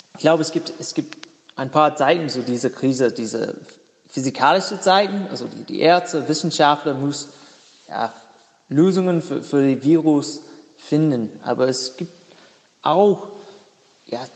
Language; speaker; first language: German; non-native, learner; English